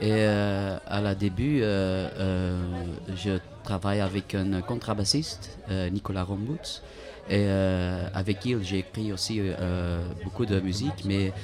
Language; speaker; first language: French; non-native, learner; Dutch